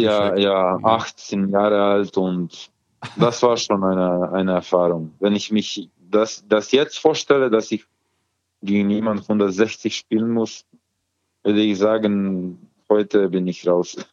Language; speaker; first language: German; non-native, learner; Croatian